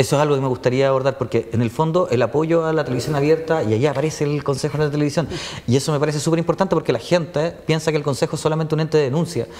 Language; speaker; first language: Spanish; native; Spanish